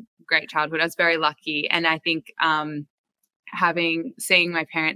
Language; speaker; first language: English; native; English